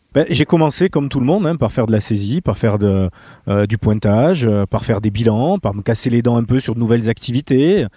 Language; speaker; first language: French; native; French